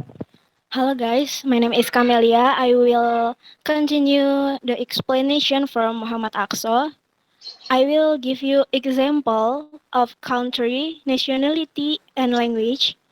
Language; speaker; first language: English; non-native, learner; Indonesian